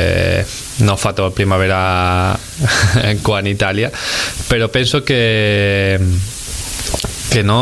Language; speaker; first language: Italian; non-native, learner; Spanish